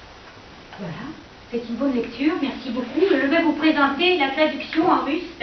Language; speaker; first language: French; non-native, fluent; Russian